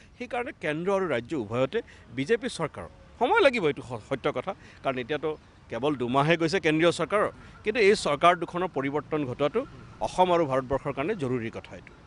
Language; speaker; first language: Assamese; native; Assamese